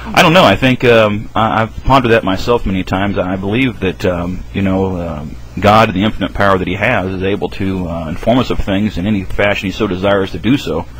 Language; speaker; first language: English; native; English